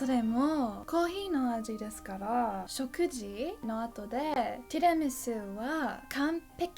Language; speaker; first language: Japanese; non-native, learner; English